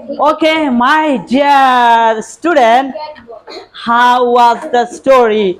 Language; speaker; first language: English; non-native, local second language; Bangla